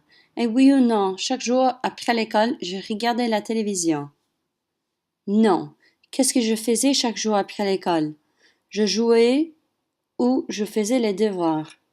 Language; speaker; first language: French; non-native, learner; English